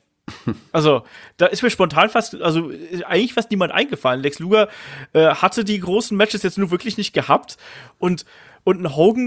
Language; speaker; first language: German; native; German